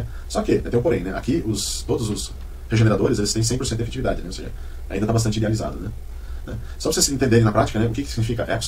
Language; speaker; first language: Portuguese; native; Portuguese